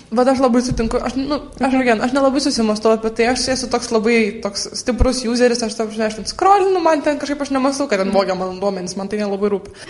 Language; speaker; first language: Lithuanian; native; Lithuanian